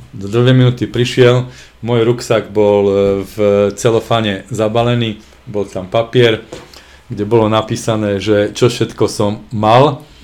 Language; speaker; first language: Slovak; native; Slovak